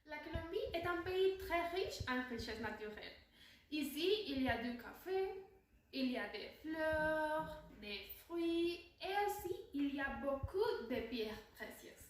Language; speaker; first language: French; non-native, learner; Spanish